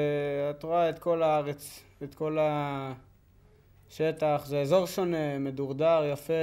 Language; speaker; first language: Hebrew; native; Hebrew